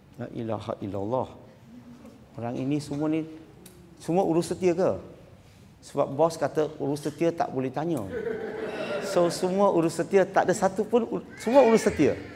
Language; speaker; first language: Malay; non-native, local second language; Chinese